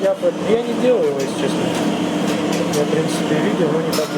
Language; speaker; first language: Russian; native; Russian